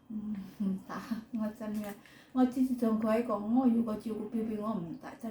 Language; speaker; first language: Cantonese; non-native, learner; Indonesian